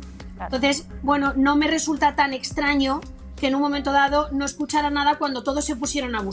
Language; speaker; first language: Spanish; native; Spanish